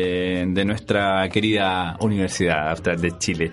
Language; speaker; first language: Spanish; native; Spanish